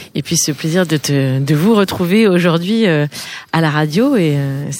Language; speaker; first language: French; native; French